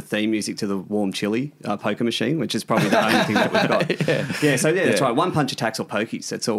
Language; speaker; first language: English; native; English